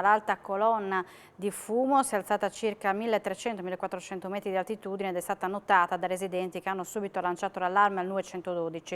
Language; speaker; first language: Italian; native; Italian